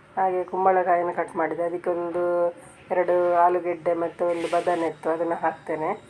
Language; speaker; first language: Kannada; non-native, local second language; Tulu